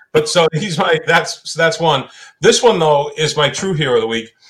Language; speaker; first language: English; native; English